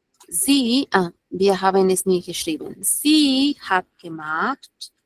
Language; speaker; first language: German; non-native, fluent; Spanish